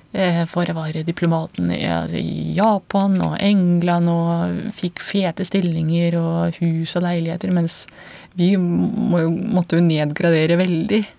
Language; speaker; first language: Norwegian; non-native, fluent; Russian